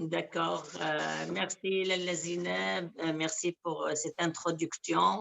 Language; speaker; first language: French; non-native, local second language; Arabic